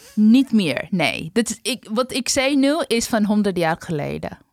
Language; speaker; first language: Dutch; non-native, fluent; Bangla